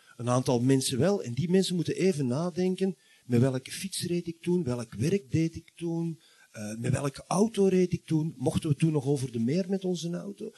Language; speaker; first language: Dutch; native; Dutch